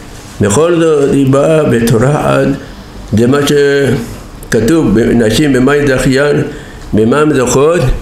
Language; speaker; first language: Hebrew; non-native, fluent; Persian